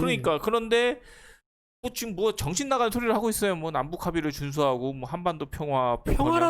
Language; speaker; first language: Korean; native; Korean